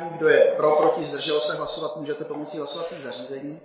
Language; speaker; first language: Czech; native; Czech